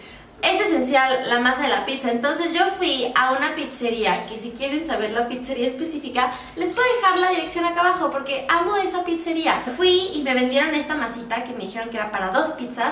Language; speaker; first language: Spanish; native; Spanish